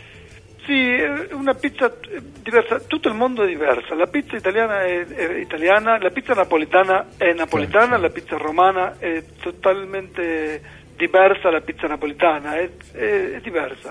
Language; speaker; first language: Italian; non-native, learner; Spanish